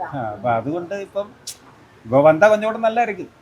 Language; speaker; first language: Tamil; non-native, local second language; Malayalam